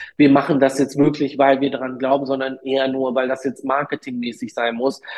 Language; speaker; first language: German; early bilingual, other home language; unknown